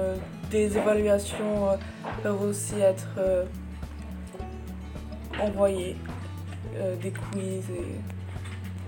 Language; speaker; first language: French; non-native, local second language; Arabic